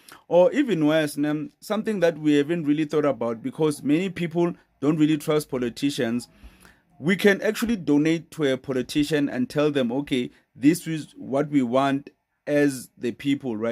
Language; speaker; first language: English; non-native, local second language; Zulu